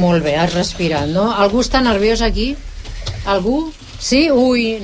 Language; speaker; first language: Catalan; native; Catalan